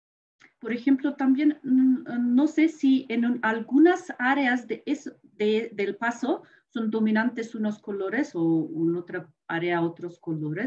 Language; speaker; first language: Spanish; non-native, fluent; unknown